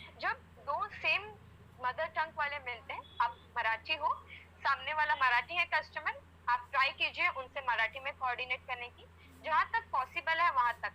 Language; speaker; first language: Hindi; non-native, local second language; Gujarati